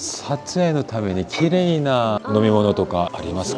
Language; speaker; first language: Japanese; non-native, learner; Korean